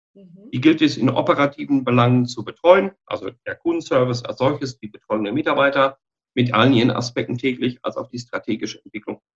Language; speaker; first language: German; native; German